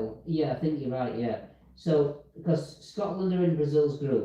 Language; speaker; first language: English; native; English